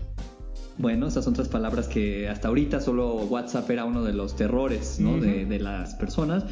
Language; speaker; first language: Spanish; native; Spanish